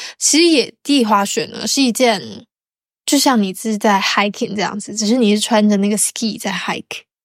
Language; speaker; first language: Chinese; native; Chinese